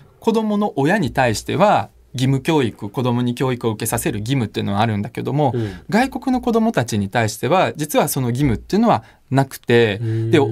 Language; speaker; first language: Japanese; early bilingual, other home language; Russian